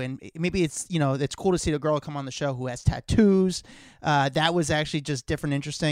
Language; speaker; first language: English; native; English